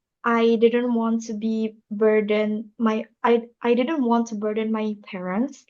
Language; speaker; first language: English; non-native, learner; Indonesian